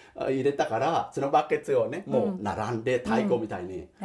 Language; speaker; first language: Japanese; non-native, fluent; Khmer